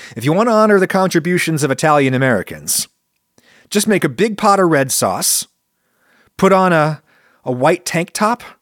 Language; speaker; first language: English; early bilingual, other home language; Italian